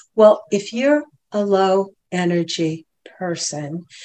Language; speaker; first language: English; native; English